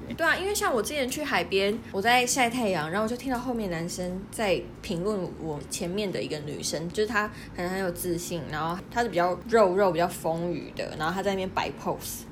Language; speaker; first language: Chinese; non-native, local second language; Min Nan Chinese